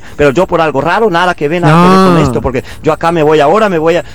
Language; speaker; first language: Spanish; native; Spanish